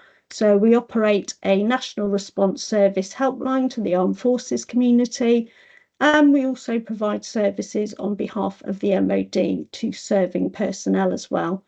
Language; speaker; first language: English; native; English